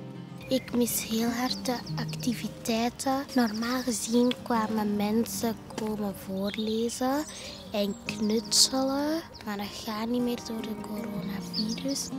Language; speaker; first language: Dutch; early bilingual, other home language; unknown